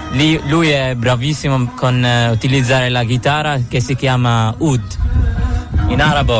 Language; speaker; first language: Italian; non-native, fluent; Arabic